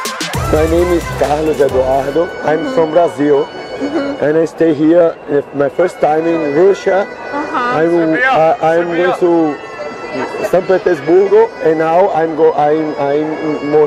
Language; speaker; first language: English; non-native, learner; Portuguese